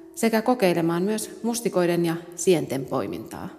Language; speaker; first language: Finnish; non-native, fluent; Portuguese